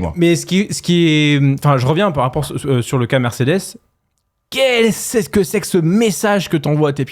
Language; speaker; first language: French; native; French